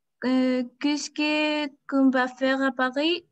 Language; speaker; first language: French; non-native, learner; Spanish